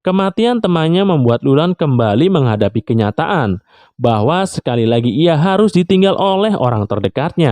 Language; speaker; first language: Indonesian; native; Indonesian